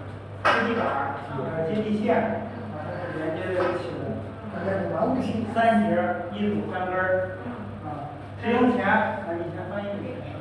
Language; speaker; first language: Chinese; native; Chinese